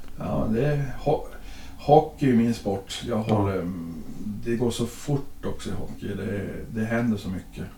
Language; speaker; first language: Swedish; native; Swedish